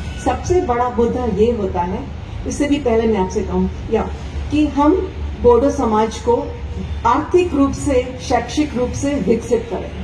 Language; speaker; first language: Hindi; native; Hindi